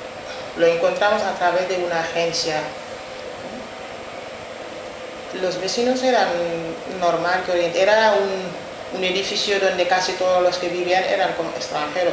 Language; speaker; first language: Spanish; non-native, fluent; Wolof